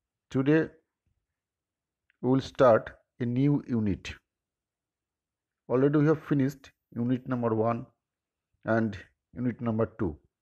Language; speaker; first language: English; non-native, local second language; Bangla